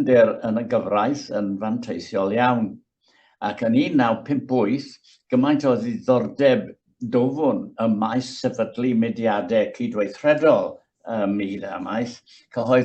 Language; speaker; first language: Welsh; native; Welsh